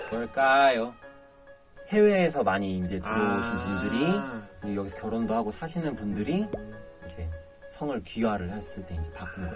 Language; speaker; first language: Korean; native; Korean